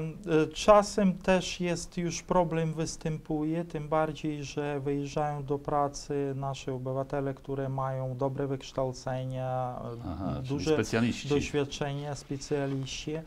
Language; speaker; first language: Polish; non-native, fluent; Ukrainian